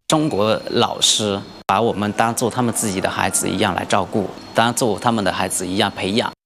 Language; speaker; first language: Chinese; non-native, fluent; Lao